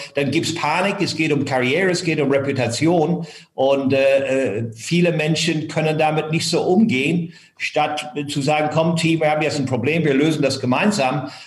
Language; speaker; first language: German; non-native, fluent; English